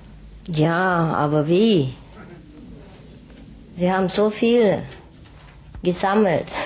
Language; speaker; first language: German; non-native, fluent; Vietnamese